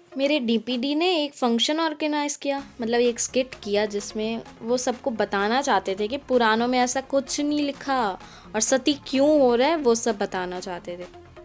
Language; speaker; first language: Hindi; non-native, local second language; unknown